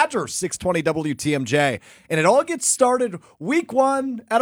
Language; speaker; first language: English; native; English